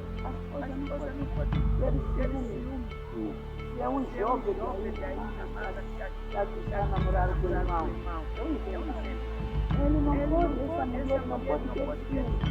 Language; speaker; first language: Portuguese; non-native, local second language; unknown